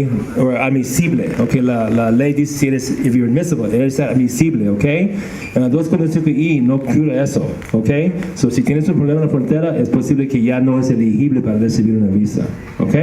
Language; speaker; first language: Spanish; non-native, fluent; English